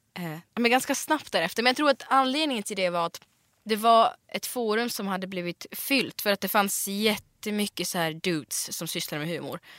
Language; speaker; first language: Swedish; early bilingual, other home language; Russian